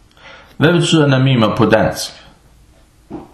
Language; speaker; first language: Danish; non-native, fluent; Arabic